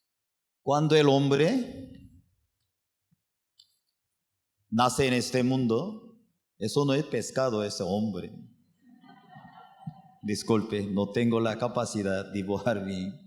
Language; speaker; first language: Spanish; non-native, fluent; Korean